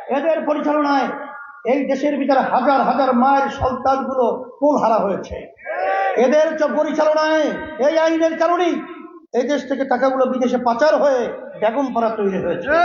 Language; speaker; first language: Bangla; native; Bangla